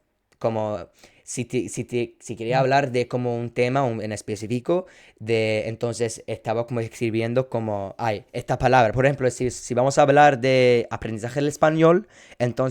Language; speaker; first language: Spanish; non-native, fluent; English